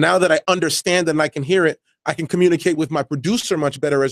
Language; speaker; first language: English; native; English